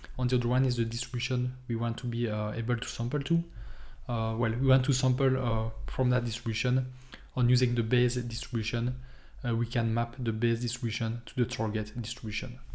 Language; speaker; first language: English; non-native, fluent; French